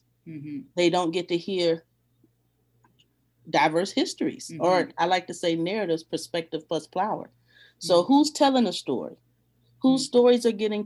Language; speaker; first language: English; native; English